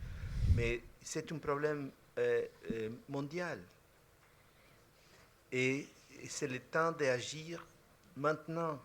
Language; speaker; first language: French; non-native, fluent; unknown